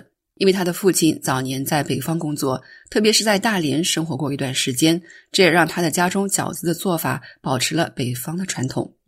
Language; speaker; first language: Chinese; native; Chinese